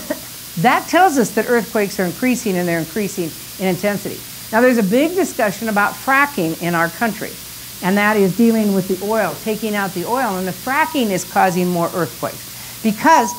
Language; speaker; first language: English; native; English